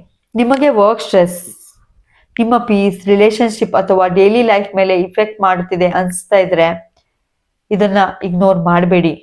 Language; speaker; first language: Kannada; native; Kannada